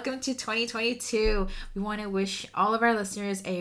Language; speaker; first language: English; early bilingual, other home language; Spanish